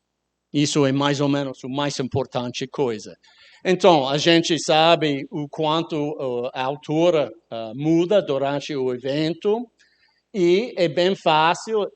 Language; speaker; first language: Portuguese; non-native, learner; English